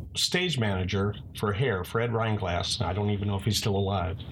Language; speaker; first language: English; native; English